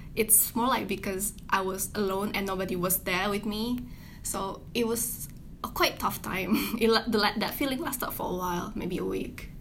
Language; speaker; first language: English; non-native, fluent; Indonesian